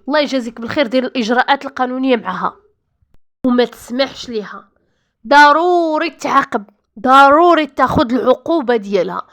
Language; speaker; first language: Arabic; native; Arabic